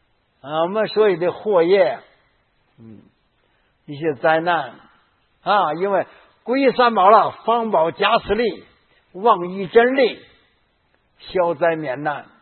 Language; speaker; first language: Chinese; native; Chinese